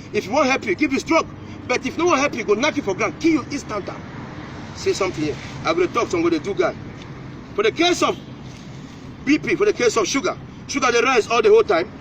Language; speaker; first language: Nigerian Pidgin; non-native, local second language; Yoruba